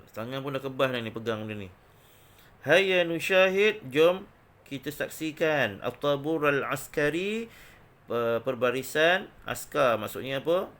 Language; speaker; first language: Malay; native; Malay